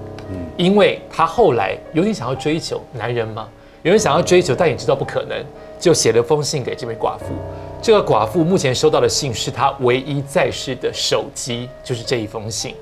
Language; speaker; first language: Chinese; native; Chinese